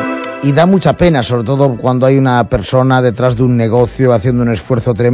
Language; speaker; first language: Spanish; native; Spanish